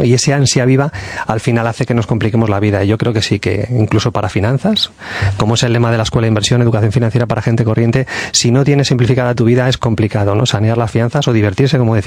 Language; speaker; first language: Spanish; native; Spanish